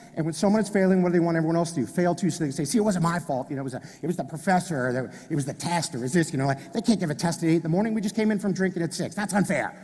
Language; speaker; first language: English; native; English